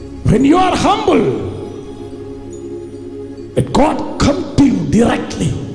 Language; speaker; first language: English; non-native, local second language; Tamil